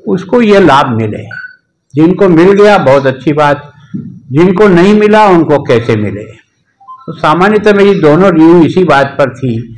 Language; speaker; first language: Hindi; native; Hindi